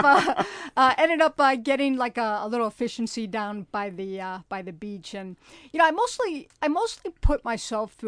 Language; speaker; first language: English; native; English